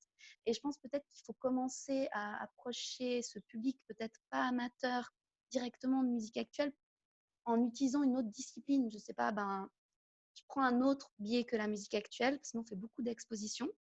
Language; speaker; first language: French; native; French